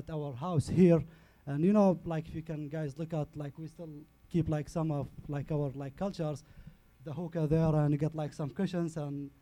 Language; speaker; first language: English; non-native, learner; Arabic